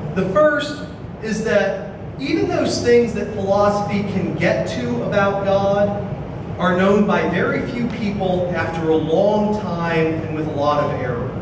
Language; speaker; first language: English; native; English